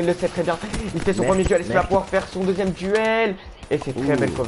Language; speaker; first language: French; native; French